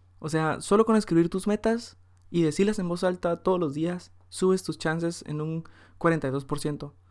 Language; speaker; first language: Spanish; early bilingual, heritage; Spanish